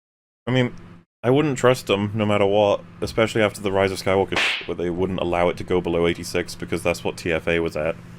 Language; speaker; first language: English; native; English